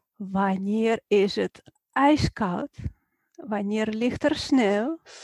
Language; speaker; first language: Dutch; non-native, fluent; Ukrainian